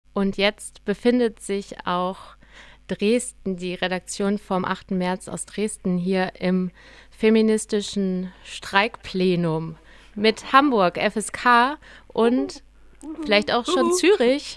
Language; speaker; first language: German; native; German